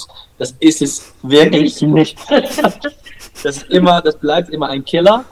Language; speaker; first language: German; non-native, learner; Dutch